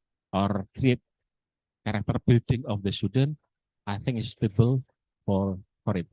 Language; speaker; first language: English; non-native, learner; Indonesian